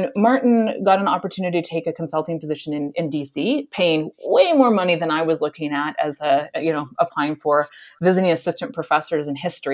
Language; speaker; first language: English; native; English